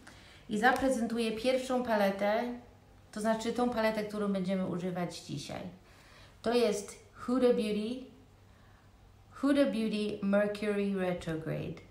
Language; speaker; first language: Polish; early bilingual, heritage; Polish